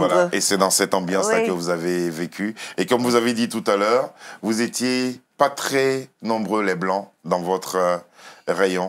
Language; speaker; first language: French; native; French